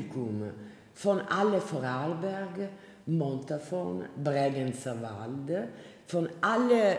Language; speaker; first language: German; non-native, learner; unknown